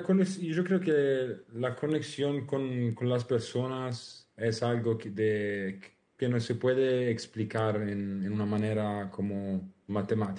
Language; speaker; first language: Spanish; non-native, learner; Italian